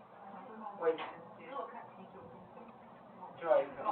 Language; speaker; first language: English; non-native, learner; Chinese